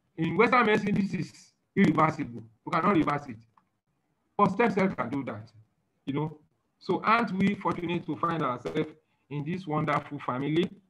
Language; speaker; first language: English; non-native, local second language; Yoruba